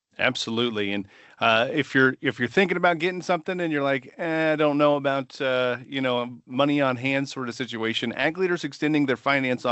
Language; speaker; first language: English; native; English